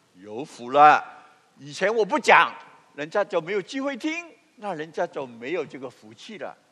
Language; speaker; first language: Chinese; non-native, local second language; Cantonese